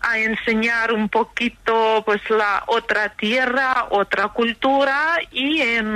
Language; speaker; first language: Spanish; non-native, fluent; Ukrainian